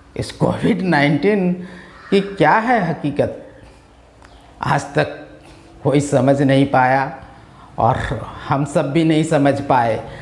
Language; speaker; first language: Hindi; native; Hindi